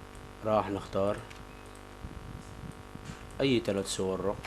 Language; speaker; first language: Arabic; native; Arabic